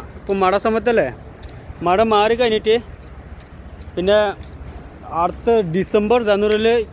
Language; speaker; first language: Malayalam; non-native, local second language; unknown